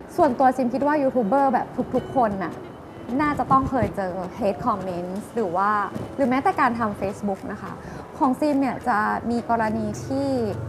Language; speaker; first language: Thai; native; Thai